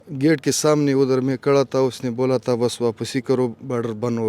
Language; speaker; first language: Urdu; non-native, local second language; Pashto